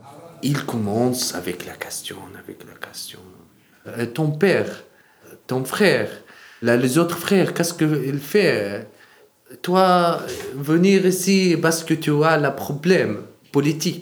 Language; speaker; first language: French; non-native, learner; Arabic